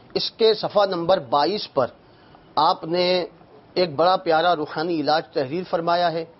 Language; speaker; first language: Urdu; native; Urdu